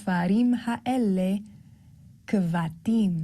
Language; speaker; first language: Hebrew; non-native, learner; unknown